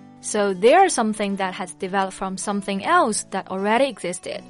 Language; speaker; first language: English; non-native, fluent; Chinese